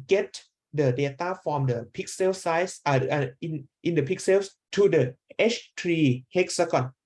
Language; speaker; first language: English; non-native, learner; Thai